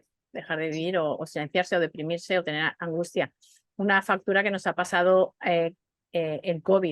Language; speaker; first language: Spanish; native; Spanish